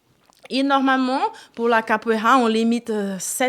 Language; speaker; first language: French; non-native, fluent; Portuguese